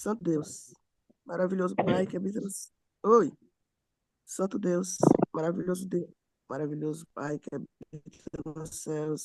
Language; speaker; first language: Portuguese; native; Portuguese